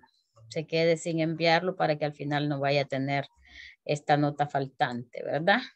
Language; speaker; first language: Spanish; native; Spanish